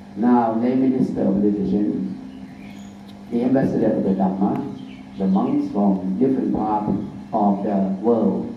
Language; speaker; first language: English; non-native, fluent; Thai